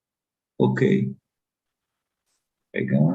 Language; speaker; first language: Hebrew; native; Hebrew